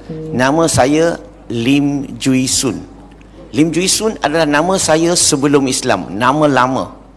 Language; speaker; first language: Malay; non-native, local second language; Chinese